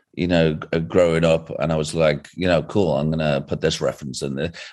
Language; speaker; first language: English; native; English